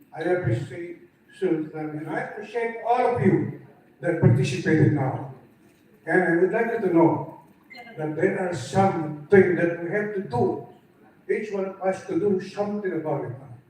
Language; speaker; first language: English; non-native, local second language; Filipino